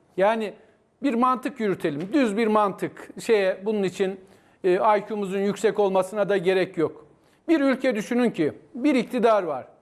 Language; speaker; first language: Turkish; native; Turkish